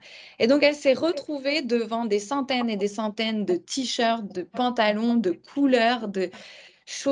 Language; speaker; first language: French; native; French